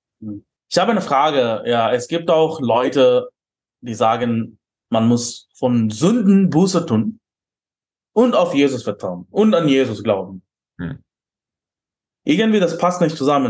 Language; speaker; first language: German; non-native, fluent; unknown